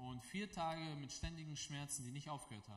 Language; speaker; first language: German; non-native, fluent; Russian